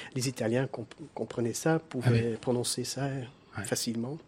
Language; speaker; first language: French; native; French